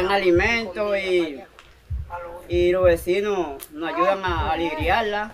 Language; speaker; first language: Spanish; native; Spanish